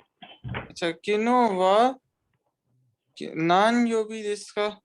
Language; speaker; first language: Japanese; non-native, learner; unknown